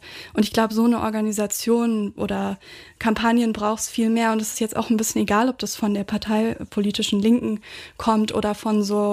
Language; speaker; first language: German; native; German